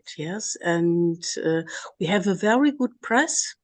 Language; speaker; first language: English; non-native, learner; German